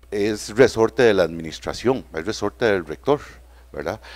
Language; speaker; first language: Spanish; native; Spanish